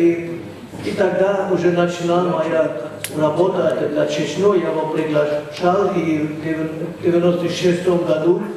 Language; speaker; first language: Russian; non-native, fluent; German